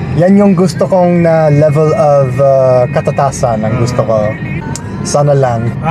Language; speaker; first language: Filipino; non-native, fluent; English